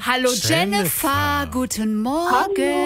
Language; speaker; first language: German; native; German